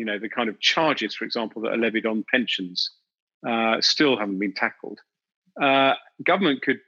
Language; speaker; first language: English; native; English